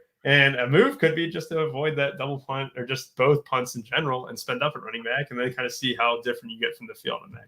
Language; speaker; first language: English; native; English